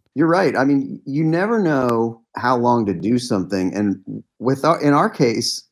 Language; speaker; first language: English; native; English